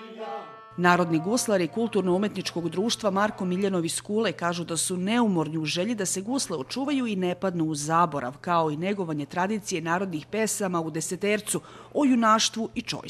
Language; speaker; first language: Serbian; native; Serbian